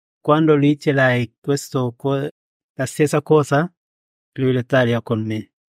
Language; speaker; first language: Italian; non-native, learner; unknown